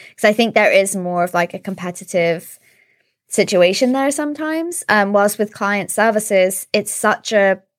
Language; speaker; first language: English; native; English